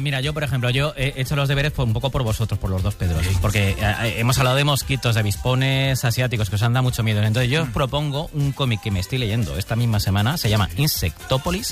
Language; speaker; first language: Spanish; native; Spanish